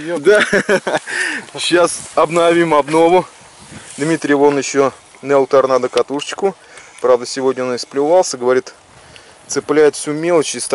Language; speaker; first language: Russian; native; Russian